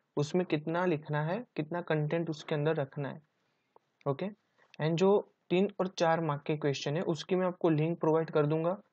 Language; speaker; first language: Hindi; non-native, local second language; Gujarati